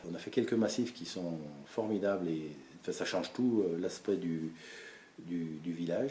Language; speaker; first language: French; native; French